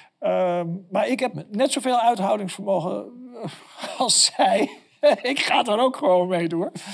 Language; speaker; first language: Dutch; native; Dutch